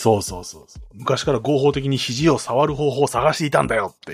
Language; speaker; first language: Japanese; native; Japanese